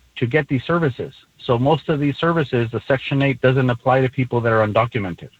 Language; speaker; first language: English; early bilingual, other home language; Spanish